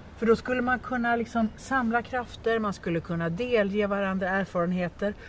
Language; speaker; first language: Swedish; native; Swedish